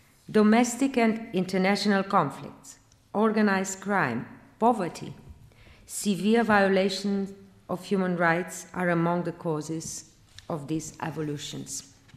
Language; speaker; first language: English; non-native, fluent; Romanian